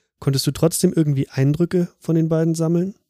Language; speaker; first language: German; native; German